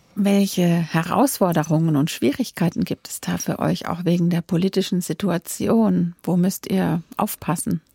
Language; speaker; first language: German; native; German